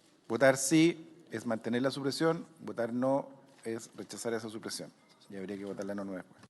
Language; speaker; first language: Spanish; native; Spanish